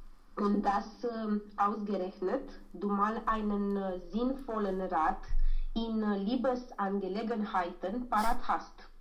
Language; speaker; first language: German; non-native, learner; Romanian